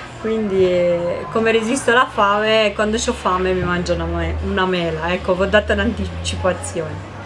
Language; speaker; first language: Italian; non-native, fluent; Romanian